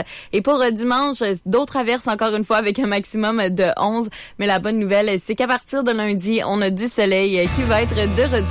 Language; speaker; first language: French; native; French